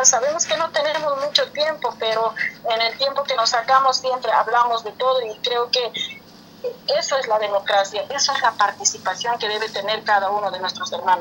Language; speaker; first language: Spanish; native; Spanish